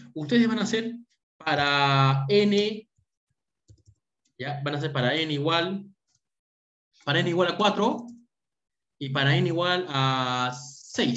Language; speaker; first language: Spanish; native; Spanish